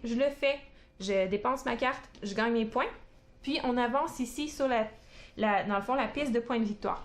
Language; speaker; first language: French; native; French